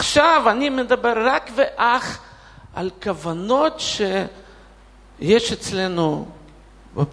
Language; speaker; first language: Hebrew; non-native, fluent; Russian